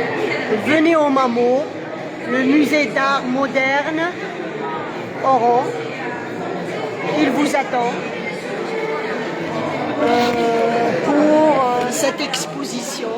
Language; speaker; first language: French; non-native, local second language; Arabic